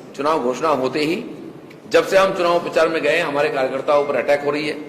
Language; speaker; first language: Hindi; non-native, local second language; Bangla